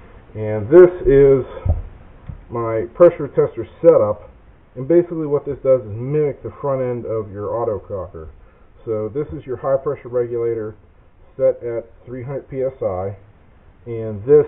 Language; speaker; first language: English; native; English